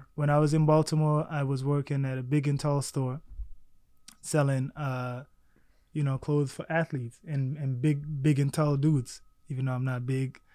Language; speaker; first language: English; early bilingual, other home language; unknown